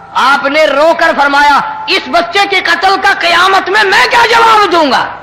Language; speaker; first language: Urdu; non-native, local second language; Saraiki